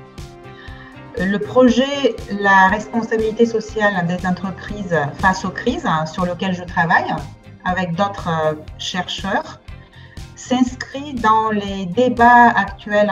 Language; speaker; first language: French; non-native, fluent; Bulgarian